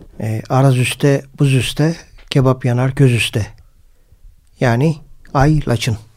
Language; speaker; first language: Turkish; native; Turkish